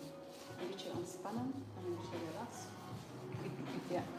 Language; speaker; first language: Dutch; non-native, fluent; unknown